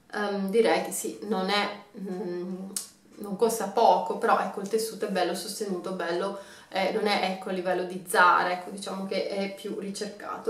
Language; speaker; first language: Italian; native; Italian